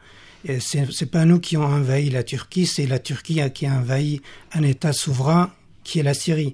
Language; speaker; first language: French; non-native, fluent; Kurdish